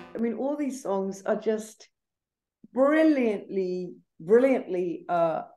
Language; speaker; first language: English; native; English